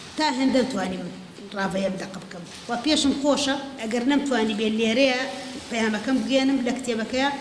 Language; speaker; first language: Central Kurdish; native; Central Kurdish